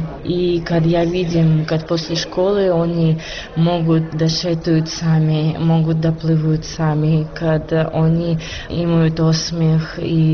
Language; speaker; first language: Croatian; non-native, learner; Russian